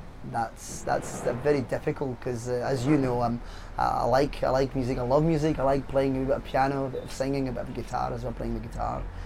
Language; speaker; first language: English; non-native, fluent; French